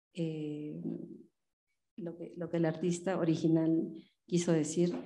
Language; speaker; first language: Spanish; native; Spanish